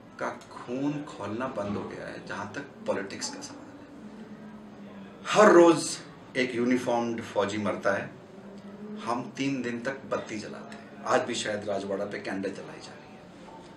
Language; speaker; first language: Hindi; native; Hindi